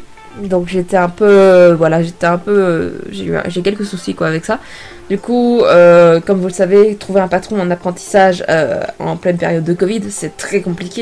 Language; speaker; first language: French; native; French